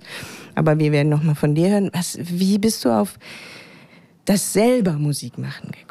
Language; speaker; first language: German; native; German